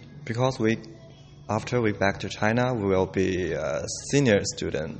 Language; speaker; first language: English; non-native, fluent; Chinese